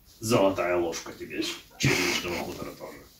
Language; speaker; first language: Russian; native; Russian